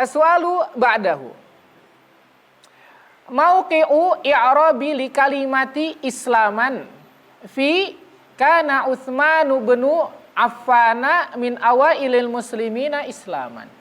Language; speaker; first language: Arabic; non-native, fluent; Indonesian